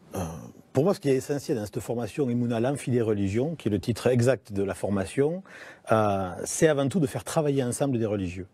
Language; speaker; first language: French; native; French